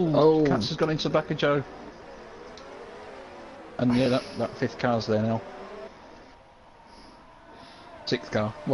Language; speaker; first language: English; native; English